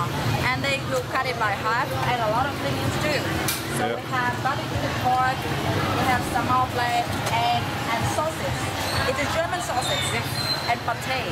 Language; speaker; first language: English; non-native, learner; Vietnamese